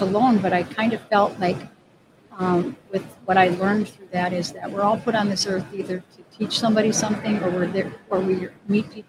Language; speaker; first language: English; native; English